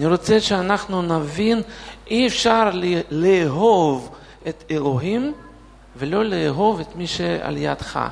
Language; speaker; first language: Hebrew; non-native, fluent; Russian